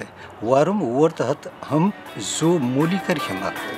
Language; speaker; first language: Dutch; non-native, learner; Nepali